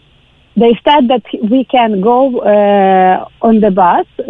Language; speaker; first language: English; non-native, learner; Ukrainian